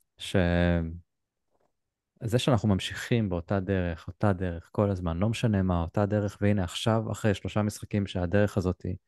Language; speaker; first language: Hebrew; native; Hebrew